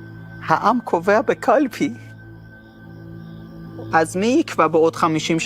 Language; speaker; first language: Hebrew; non-native, fluent; Persian